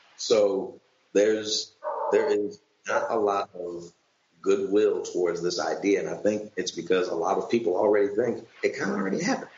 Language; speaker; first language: English; native; English